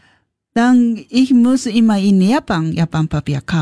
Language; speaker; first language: German; non-native, learner; Japanese